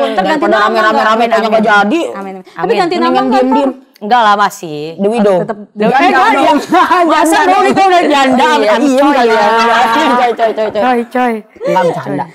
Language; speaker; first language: Indonesian; native; Indonesian